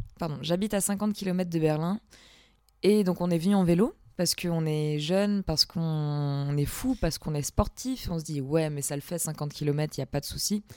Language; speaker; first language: French; native; French